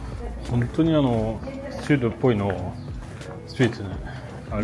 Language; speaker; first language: Japanese; non-native, learner; French